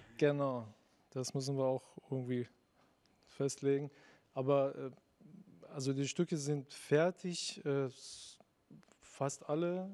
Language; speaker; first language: German; non-native, fluent; Persian